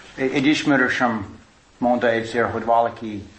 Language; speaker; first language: Hungarian; non-native, fluent; English